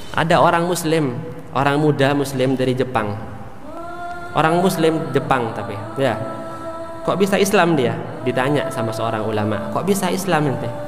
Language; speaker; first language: Indonesian; native; Indonesian